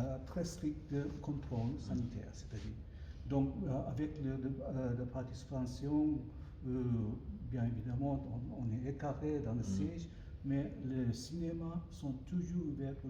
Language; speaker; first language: French; non-native, learner; Japanese